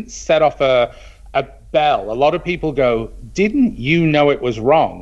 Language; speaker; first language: English; native; English